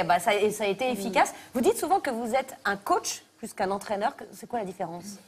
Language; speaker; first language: French; native; French